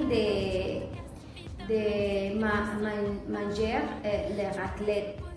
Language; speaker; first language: French; non-native, learner; Spanish